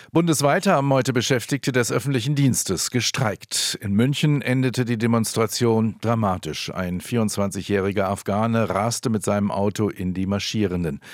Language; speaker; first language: German; native; German